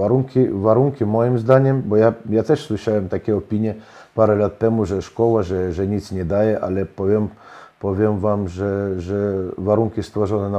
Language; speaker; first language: Polish; non-native, fluent; Russian